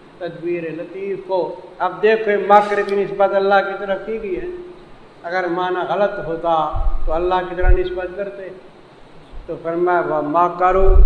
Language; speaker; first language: Urdu; non-native, local second language; Saraiki